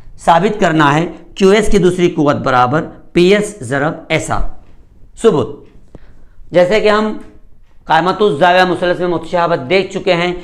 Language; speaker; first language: Urdu; native; Urdu